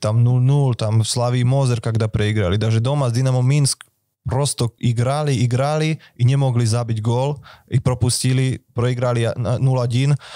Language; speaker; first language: Russian; non-native, fluent; Slovak